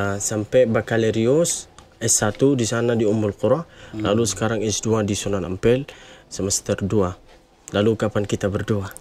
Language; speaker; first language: Indonesian; non-native, fluent; Arabic